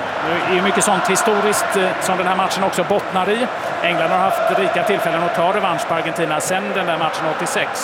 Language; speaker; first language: Swedish; native; Swedish